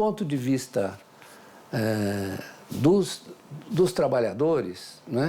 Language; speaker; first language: Portuguese; native; Portuguese